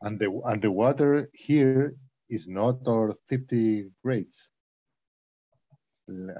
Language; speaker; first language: English; non-native, learner; Spanish